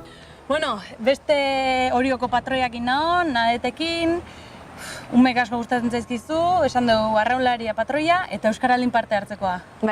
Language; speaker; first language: Basque; native; Basque